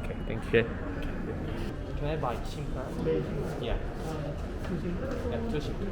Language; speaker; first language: English; non-native, learner; Korean